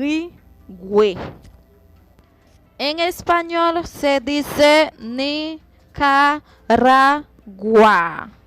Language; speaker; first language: Spanish; non-native, fluent; Haitian Creole